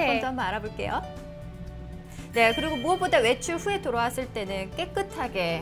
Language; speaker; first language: Korean; native; Korean